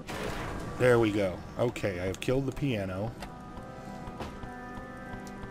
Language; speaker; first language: English; native; English